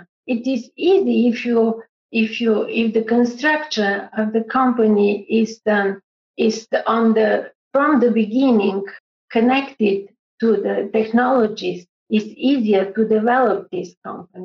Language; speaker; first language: English; non-native, fluent; Bulgarian